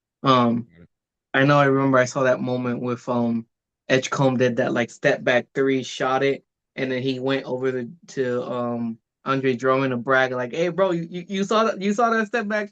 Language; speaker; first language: English; native; English